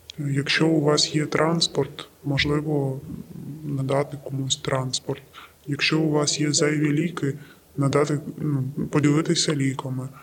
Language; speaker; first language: Ukrainian; native; Ukrainian